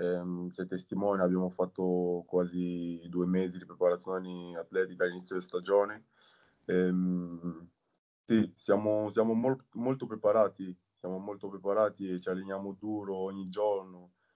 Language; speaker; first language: Italian; non-native, fluent; French